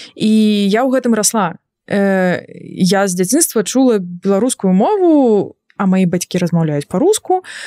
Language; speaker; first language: Belarusian; non-native, local second language; Russian